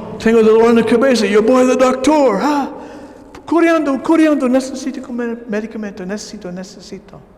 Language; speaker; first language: Spanish; non-native, learner; English